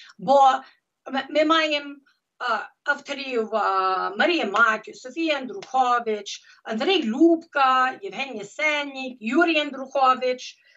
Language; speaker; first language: Ukrainian; early bilingual, heritage; Ukrainian